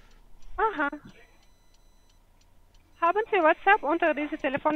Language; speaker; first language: German; non-native, learner; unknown